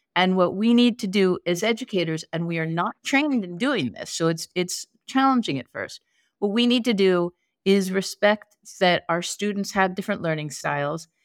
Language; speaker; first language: English; native; English